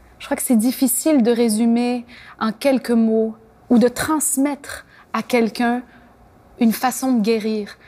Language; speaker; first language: French; native; French